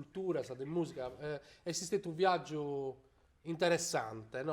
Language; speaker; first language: Italian; native; Italian